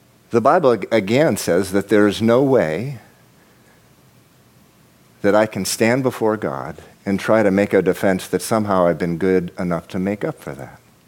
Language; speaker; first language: English; native; English